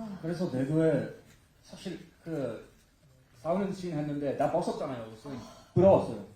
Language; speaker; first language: Korean; non-native, learner; English